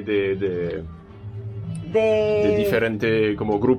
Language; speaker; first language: Spanish; non-native, learner; French